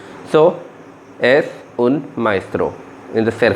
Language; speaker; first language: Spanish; non-native, learner; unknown